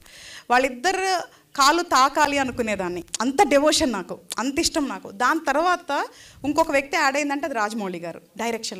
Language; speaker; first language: Telugu; native; Telugu